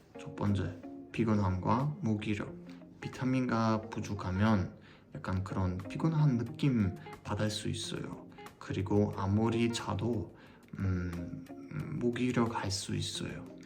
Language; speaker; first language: Korean; non-native, learner; German